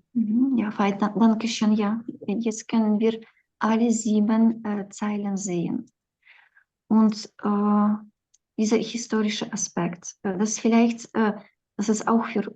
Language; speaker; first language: German; non-native, fluent; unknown